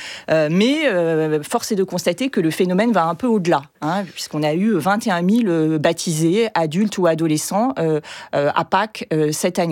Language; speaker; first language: French; native; French